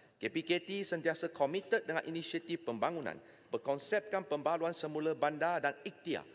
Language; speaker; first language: Malay; non-native, local second language; Chinese